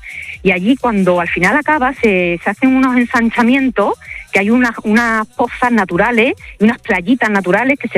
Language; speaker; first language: Spanish; native; Spanish